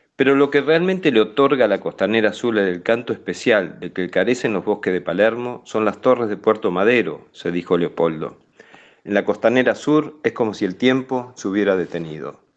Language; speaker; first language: Spanish; native; Spanish